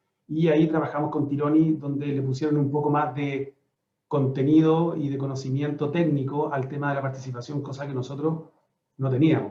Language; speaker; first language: Spanish; native; Spanish